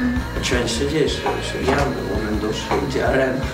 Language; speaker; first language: Chinese; non-native, learner; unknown